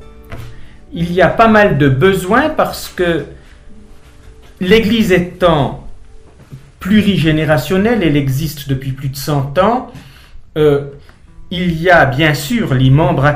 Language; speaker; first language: French; native; French